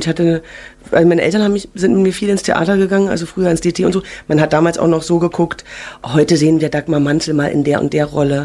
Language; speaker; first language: German; native; German